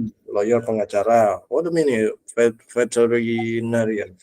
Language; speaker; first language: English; non-native, learner; Indonesian